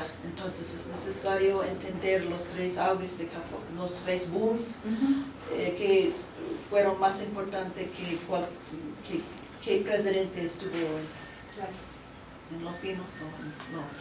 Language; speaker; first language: Spanish; non-native, fluent; English